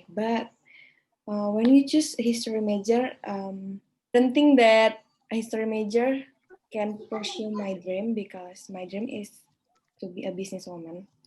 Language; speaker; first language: English; non-native, learner; Indonesian